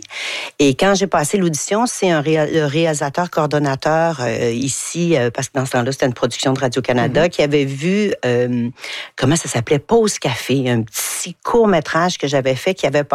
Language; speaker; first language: French; native; French